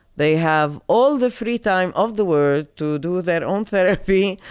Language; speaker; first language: English; non-native, fluent; Arabic